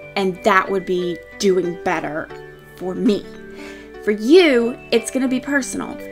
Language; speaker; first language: English; native; English